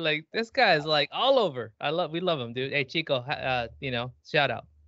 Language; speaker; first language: English; early bilingual, other home language; Spanish